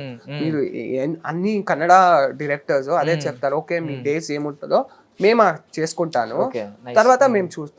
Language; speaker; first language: Telugu; non-native, learner; Kannada